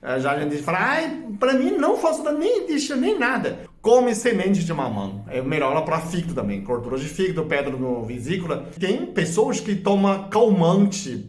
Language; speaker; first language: Portuguese; non-native, fluent; Chinese